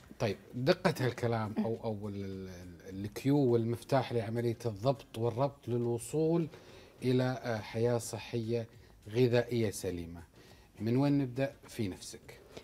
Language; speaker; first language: Arabic; native; Arabic